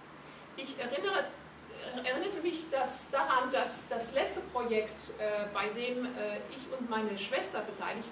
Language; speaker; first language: German; non-native, fluent; Hungarian